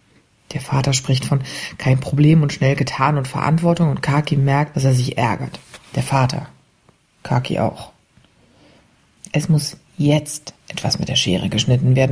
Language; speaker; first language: German; native; German